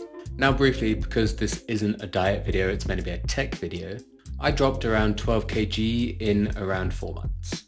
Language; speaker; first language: English; native; English